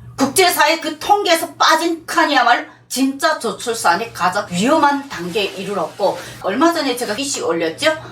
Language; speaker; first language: Korean; native; Korean